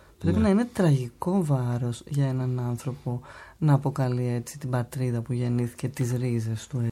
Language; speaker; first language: Greek; native; Greek